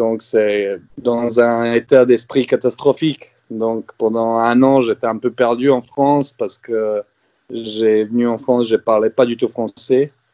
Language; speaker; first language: French; non-native, fluent; Serbian